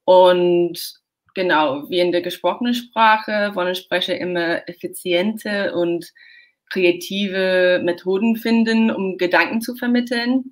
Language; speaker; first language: German; non-native, fluent; English